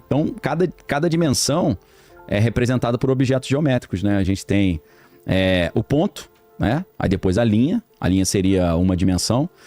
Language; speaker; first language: Portuguese; native; Portuguese